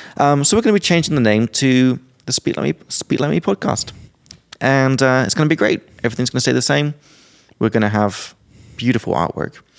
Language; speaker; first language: English; native; English